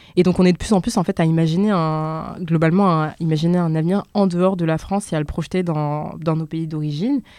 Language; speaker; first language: French; early bilingual, other home language; Lingala